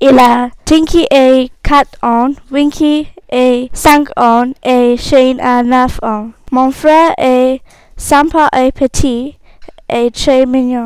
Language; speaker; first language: French; non-native, learner; English